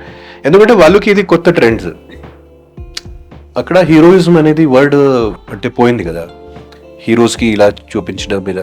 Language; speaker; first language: Telugu; non-native, fluent; Hindi